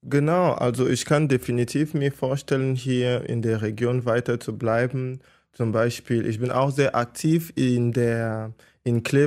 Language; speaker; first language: German; non-native, fluent; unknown